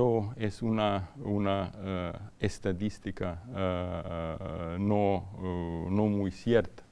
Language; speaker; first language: Spanish; non-native, fluent; Ukrainian